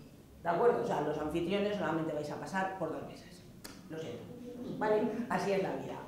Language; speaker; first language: Spanish; native; Spanish